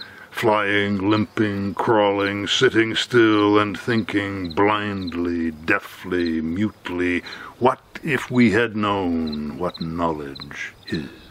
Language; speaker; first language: English; native; English